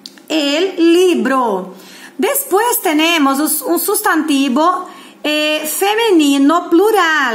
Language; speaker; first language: Spanish; non-native, fluent; Portuguese